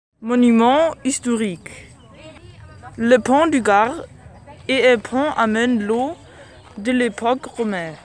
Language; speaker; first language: French; non-native, learner; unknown